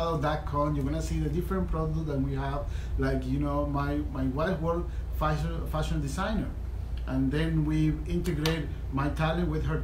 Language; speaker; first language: English; non-native, fluent; Spanish